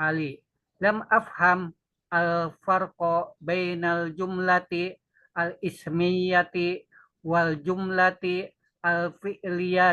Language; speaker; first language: Arabic; non-native, learner; Indonesian